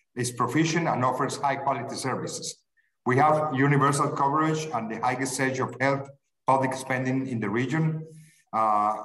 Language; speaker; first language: English; non-native, fluent; Spanish